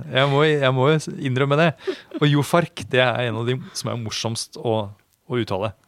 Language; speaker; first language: Norwegian; native; Norwegian